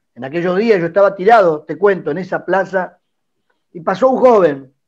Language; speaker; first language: Spanish; native; Spanish